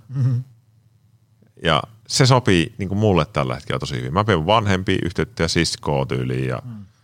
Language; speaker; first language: Finnish; native; Finnish